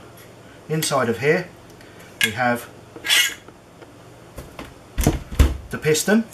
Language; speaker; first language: English; native; English